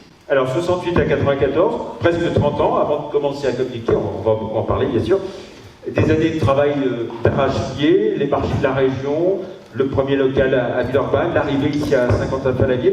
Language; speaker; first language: French; native; French